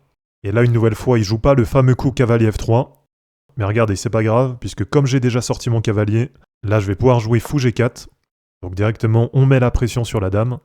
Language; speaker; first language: French; native; French